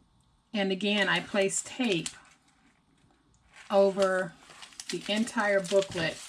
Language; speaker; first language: English; native; English